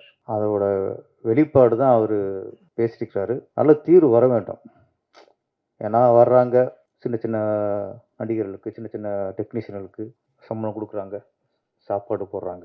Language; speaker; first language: Tamil; native; Tamil